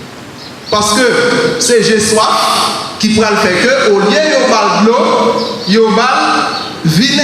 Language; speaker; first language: French; non-native, learner; Haitian Creole